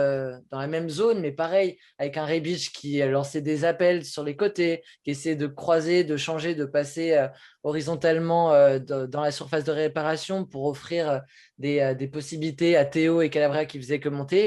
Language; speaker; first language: French; native; French